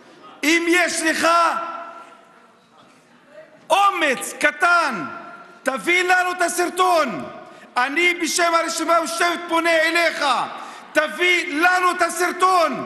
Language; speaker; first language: Hebrew; non-native, local second language; Arabic